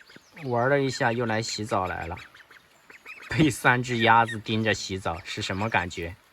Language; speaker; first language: Chinese; native; Chinese